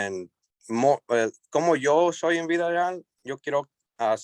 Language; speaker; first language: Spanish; early bilingual, heritage; English